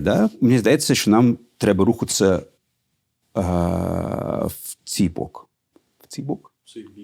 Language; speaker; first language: Ukrainian; non-native, learner; Russian